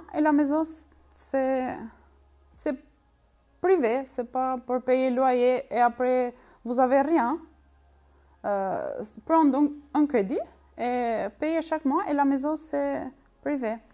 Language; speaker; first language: French; non-native, learner; Albanian